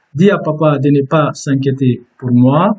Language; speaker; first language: French; non-native, fluent; Turkish